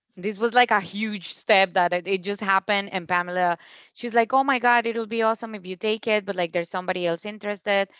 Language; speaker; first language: English; non-native, fluent; Spanish